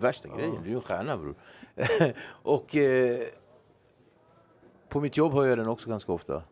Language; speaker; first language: Swedish; native; Swedish